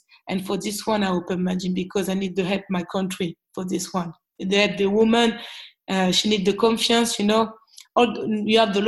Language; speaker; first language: English; non-native, learner; French